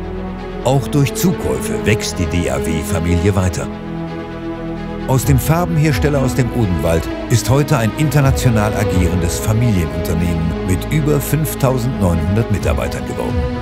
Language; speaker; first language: German; native; German